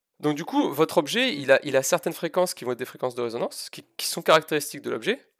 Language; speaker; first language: French; native; French